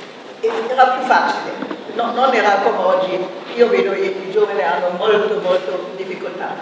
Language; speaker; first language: Italian; non-native, fluent; German